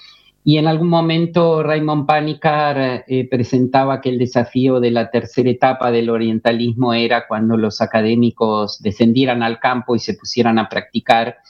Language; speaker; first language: Spanish; native; Spanish